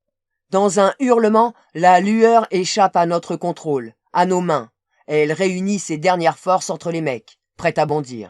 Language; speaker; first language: French; native; French